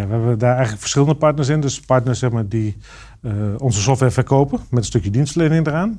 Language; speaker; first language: Dutch; native; Dutch